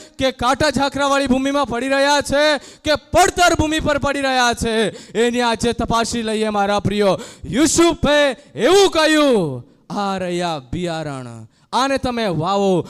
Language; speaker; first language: Gujarati; non-native, local second language; Gamit